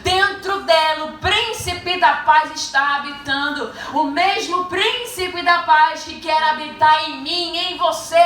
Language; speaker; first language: Portuguese; native; Portuguese